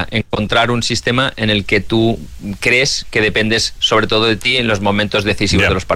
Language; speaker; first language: Spanish; native; Spanish